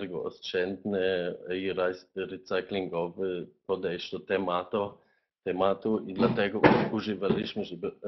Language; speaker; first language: Polish; non-native, fluent; German